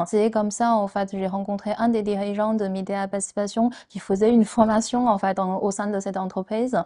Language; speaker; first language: French; non-native, fluent; Chinese